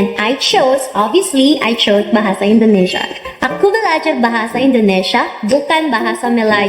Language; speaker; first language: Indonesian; non-native, learner; Filipino